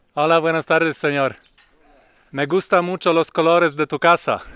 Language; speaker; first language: Spanish; non-native, learner; Polish